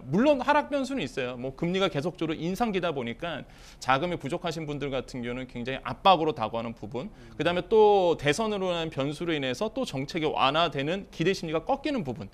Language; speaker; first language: Korean; native; Korean